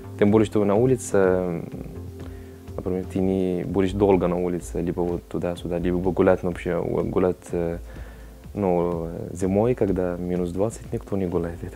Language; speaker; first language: Russian; non-native, learner; Arabic